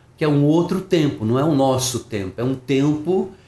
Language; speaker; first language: Portuguese; native; Portuguese